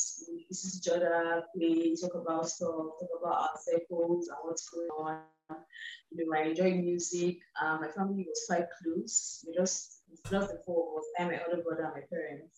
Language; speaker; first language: English; non-native, local second language; Igbo